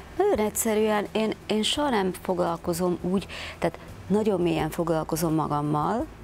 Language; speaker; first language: Hungarian; early bilingual, other home language; Czech